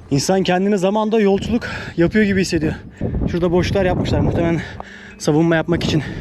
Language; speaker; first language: Turkish; native; Turkish